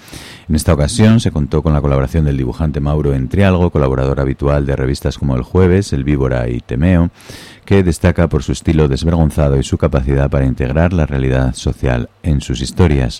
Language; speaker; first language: Spanish; native; Spanish